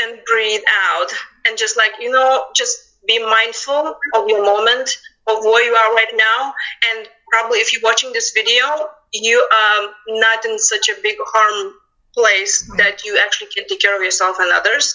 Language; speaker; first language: English; non-native, fluent; Lithuanian